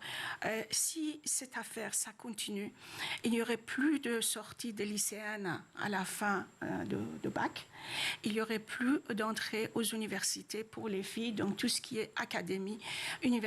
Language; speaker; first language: French; non-native, fluent; Persian